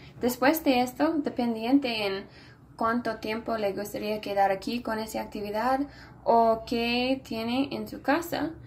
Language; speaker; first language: Spanish; non-native, fluent; English